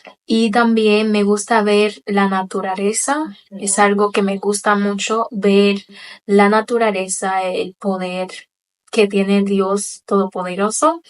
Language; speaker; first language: Spanish; non-native, local second language; Haitian Creole